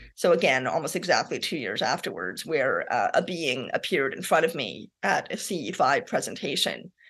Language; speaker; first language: English; native; English